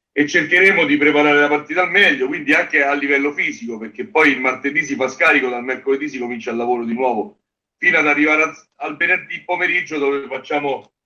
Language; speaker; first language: Italian; native; Italian